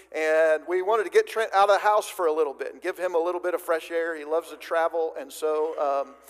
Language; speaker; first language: English; native; English